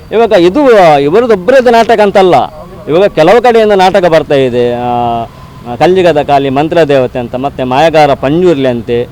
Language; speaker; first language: Kannada; non-native, local second language; Tulu